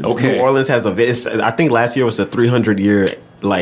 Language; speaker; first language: English; native; English